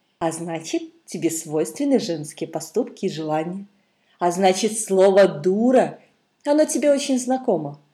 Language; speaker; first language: Russian; native; Russian